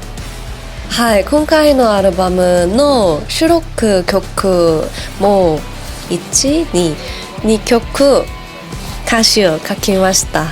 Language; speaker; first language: Japanese; non-native, learner; Korean